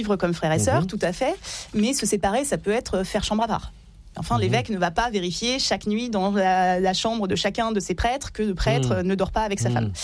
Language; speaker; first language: French; native; French